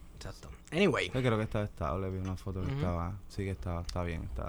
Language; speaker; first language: Spanish; native; Spanish